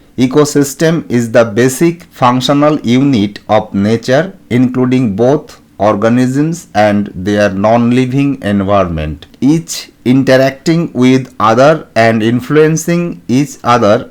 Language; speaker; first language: English; non-native, local second language; Bangla